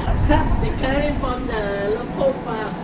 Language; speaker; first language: English; non-native, learner; Thai